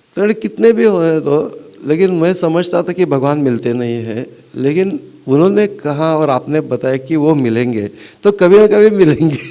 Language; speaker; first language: Hindi; non-native, local second language; Marathi